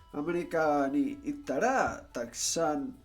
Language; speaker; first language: Japanese; non-native, learner; Spanish